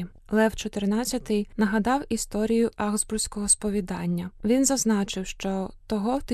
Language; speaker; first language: Ukrainian; native; Ukrainian